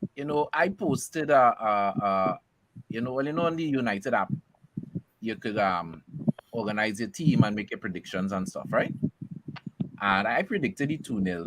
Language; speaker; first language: English; native; English